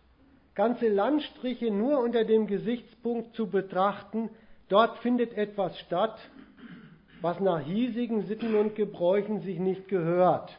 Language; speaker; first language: German; native; German